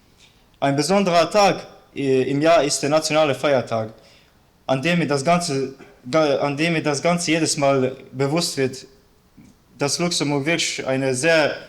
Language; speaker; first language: German; early bilingual, other home language; Bosnian